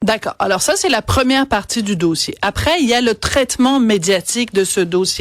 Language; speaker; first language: French; native; French